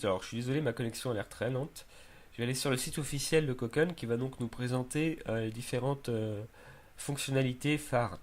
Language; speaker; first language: French; native; French